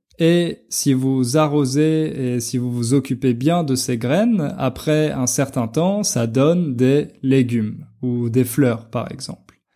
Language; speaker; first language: French; native; French